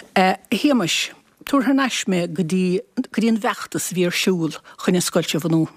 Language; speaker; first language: Irish; native; Irish